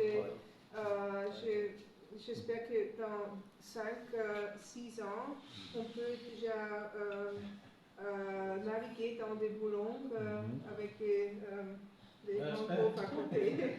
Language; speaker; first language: French; non-native, fluent; German